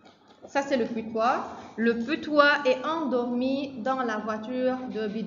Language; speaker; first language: French; non-native, fluent; Arabic